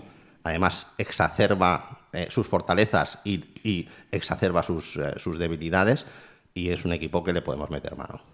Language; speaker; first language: Spanish; native; Spanish